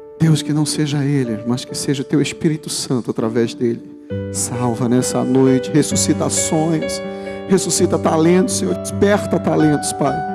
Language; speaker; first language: Portuguese; native; Portuguese